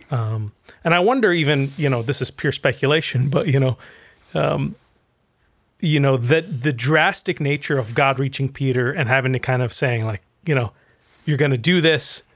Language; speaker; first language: English; early bilingual, other home language; Arabic